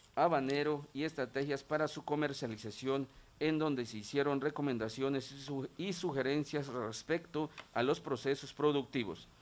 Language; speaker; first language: Spanish; non-native, local second language; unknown